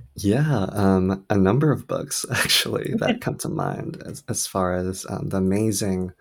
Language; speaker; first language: English; native; English